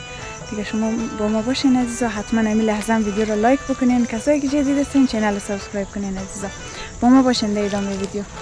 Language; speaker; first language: Persian; native; Persian